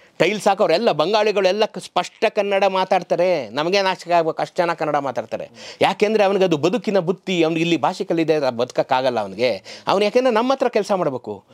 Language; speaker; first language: Kannada; native; Kannada